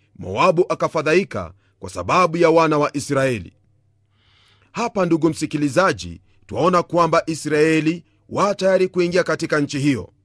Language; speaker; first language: Swahili; non-native, local second language; Luyia